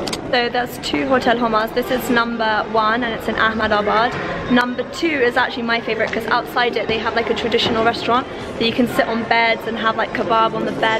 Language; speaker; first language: English; early bilingual, other home language; Persian